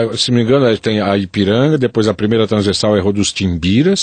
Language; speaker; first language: Portuguese; native; Portuguese